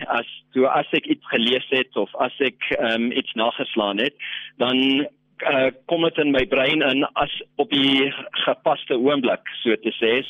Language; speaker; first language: Afrikaans; non-native, local second language; English